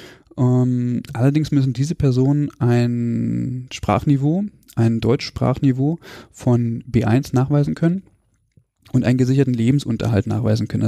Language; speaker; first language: German; native; German